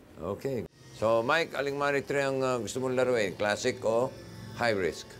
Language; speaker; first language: Filipino; native; Filipino